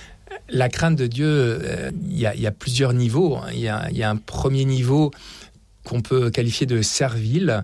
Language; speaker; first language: French; native; French